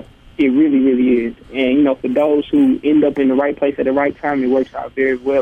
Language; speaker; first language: English; native; English